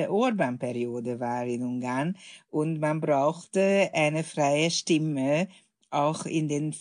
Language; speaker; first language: German; non-native, fluent; Hungarian